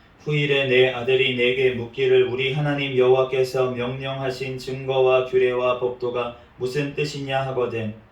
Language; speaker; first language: Korean; native; Korean